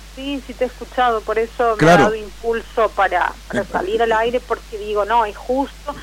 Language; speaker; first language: Spanish; native; Spanish